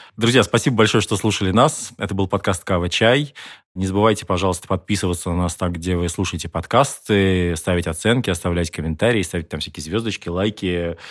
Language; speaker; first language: Russian; native; Russian